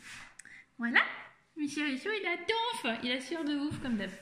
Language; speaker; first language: French; native; French